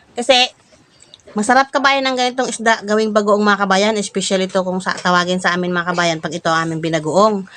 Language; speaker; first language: Filipino; native; Filipino